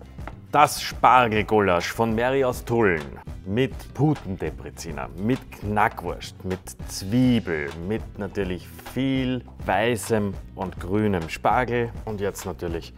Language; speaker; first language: German; native; German